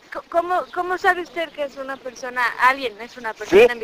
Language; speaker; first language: Spanish; native; Spanish